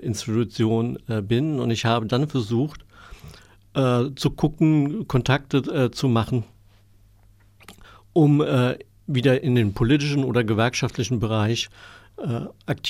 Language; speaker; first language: German; native; German